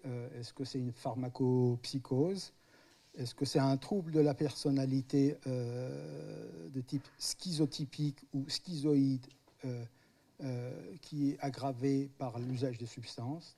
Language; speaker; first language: French; native; French